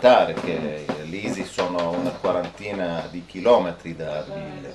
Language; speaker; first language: Italian; non-native, fluent; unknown